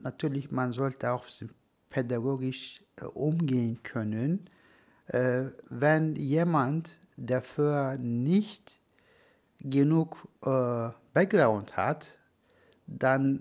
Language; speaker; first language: German; non-native, learner; Turkish